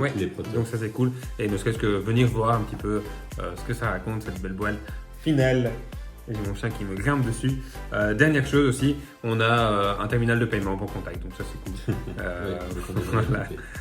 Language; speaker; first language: French; native; French